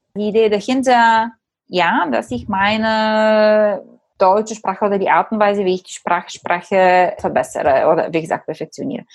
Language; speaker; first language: German; non-native, fluent; Bulgarian